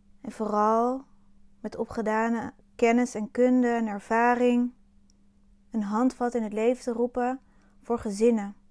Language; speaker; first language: Dutch; native; Dutch